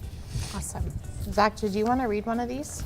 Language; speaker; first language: English; native; English